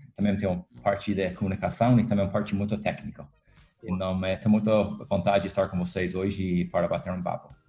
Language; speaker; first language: Portuguese; non-native, fluent; English